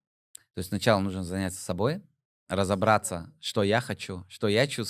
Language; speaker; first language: Russian; native; Russian